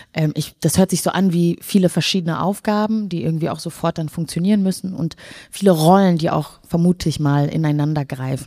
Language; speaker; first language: German; native; German